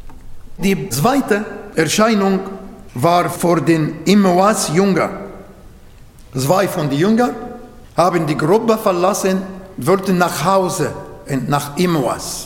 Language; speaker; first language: German; non-native, learner; Arabic